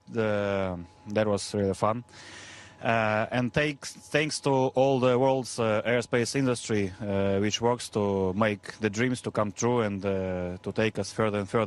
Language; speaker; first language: English; non-native, fluent; Russian